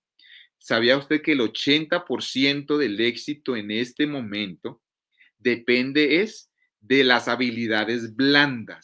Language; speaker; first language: Spanish; native; Spanish